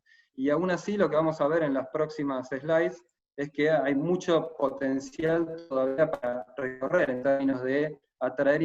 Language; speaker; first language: Spanish; native; Spanish